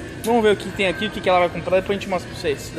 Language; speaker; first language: Portuguese; native; Portuguese